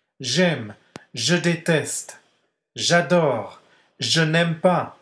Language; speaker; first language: French; non-native, fluent; English